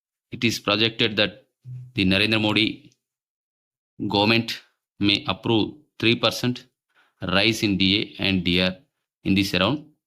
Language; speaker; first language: English; non-native, local second language; Telugu